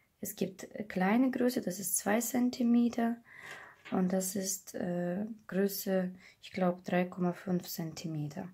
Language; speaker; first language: German; non-native, fluent; Russian